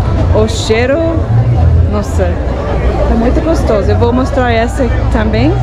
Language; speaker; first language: Portuguese; non-native, fluent; English